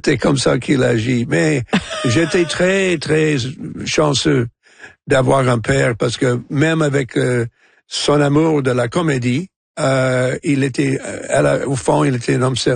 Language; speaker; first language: French; non-native, local second language; English